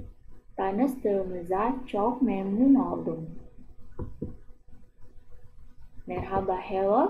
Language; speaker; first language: Turkish; non-native, learner; Indonesian